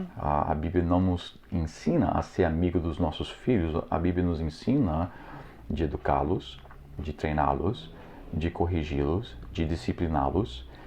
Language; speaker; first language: Portuguese; non-native, fluent; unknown